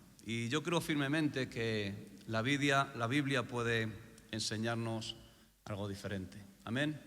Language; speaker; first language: Spanish; native; Spanish